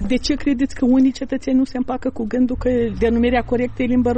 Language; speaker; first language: Romanian; native; Romanian